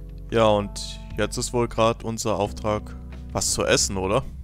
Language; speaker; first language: German; native; German